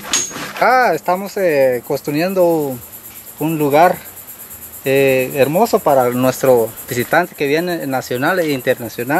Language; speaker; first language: Spanish; non-native, local second language; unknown